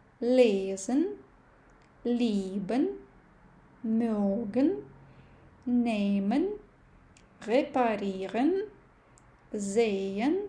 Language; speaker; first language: German; non-native, fluent; Ukrainian